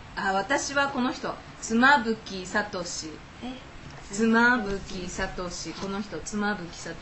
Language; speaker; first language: Japanese; non-native, learner; Chinese